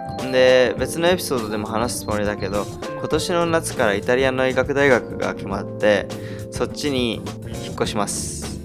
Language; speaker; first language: Japanese; early bilingual, heritage; Japanese